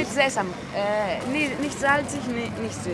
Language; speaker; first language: German; non-native, fluent; Greek